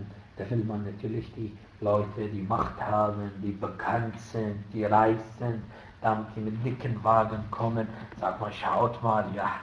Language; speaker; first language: German; non-native, fluent; Arabic